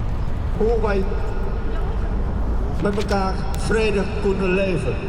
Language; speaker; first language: Dutch; non-native, learner; Khmer